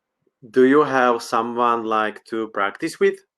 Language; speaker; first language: English; non-native, learner; Slovak